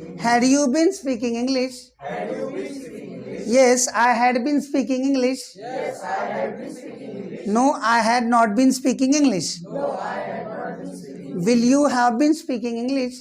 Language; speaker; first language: English; non-native, local second language; Marathi